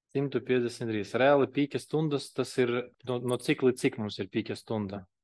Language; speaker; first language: Latvian; non-native, local second language; Russian